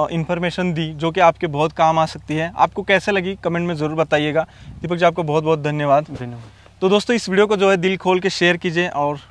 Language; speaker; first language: Hindi; native; Hindi